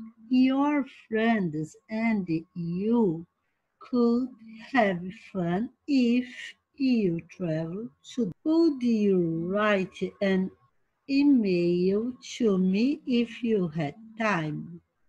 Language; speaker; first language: English; non-native, fluent; Portuguese